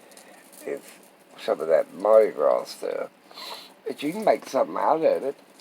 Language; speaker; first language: English; native; English